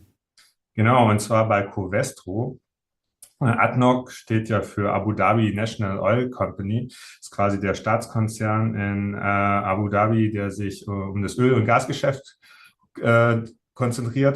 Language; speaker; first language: German; native; German